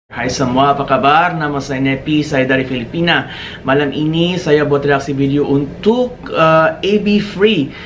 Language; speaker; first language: Indonesian; non-native, learner; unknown